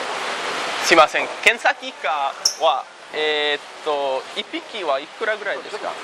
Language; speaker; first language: Japanese; non-native, fluent; English